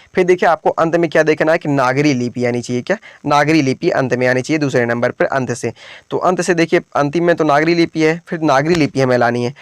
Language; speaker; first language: Hindi; native; Hindi